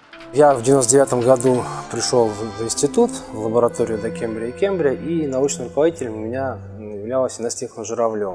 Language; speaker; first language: Russian; native; Russian